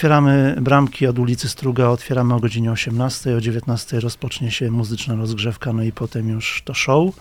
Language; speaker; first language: Polish; native; Polish